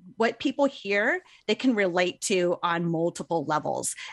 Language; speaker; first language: English; native; English